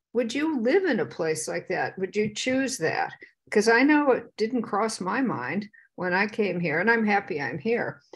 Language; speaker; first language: English; native; English